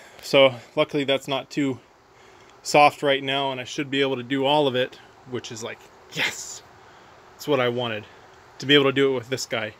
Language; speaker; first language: English; native; English